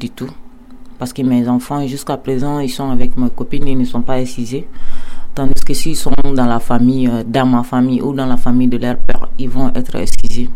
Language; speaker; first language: French; non-native, local second language; Bambara